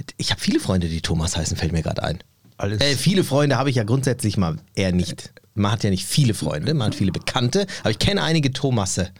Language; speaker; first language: German; early bilingual, other home language; Turkish